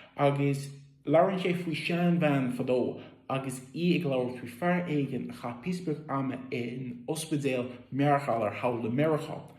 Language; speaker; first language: Irish; native; Irish